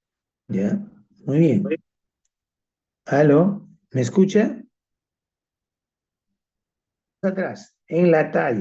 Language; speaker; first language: Spanish; native; Spanish